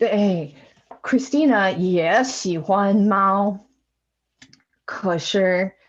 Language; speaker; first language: Chinese; non-native, fluent; English